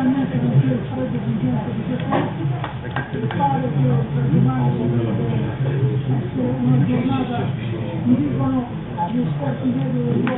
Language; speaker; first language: Italian; native; Italian